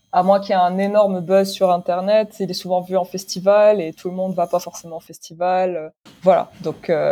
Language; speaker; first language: French; non-native, local second language; Arabic